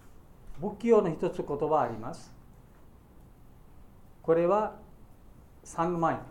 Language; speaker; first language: Japanese; non-native, learner; Bangla